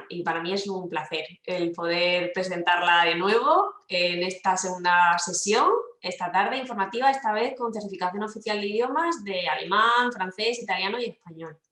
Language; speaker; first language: Spanish; native; Spanish